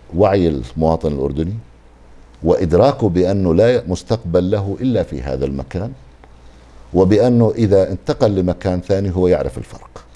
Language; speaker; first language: Arabic; native; Arabic